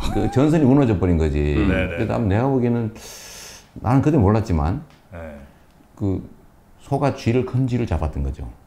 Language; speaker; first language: Korean; native; Korean